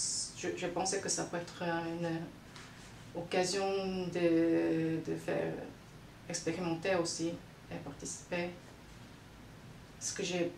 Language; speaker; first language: French; non-native, fluent; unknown